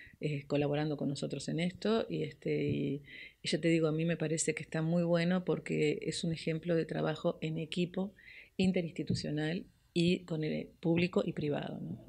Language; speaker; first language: Spanish; native; Spanish